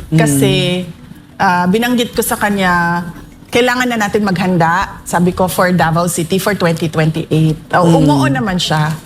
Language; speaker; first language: Filipino; non-native, local second language; Cebuano